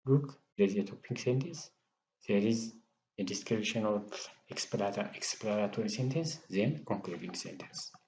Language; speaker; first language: English; non-native, local second language; Amharic